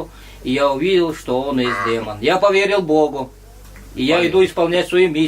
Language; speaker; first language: Russian; native; Russian